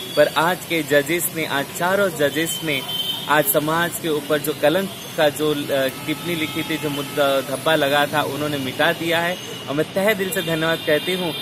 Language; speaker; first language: Hindi; non-native, local second language; Marathi